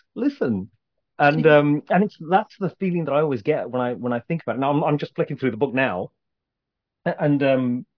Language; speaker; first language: English; native; English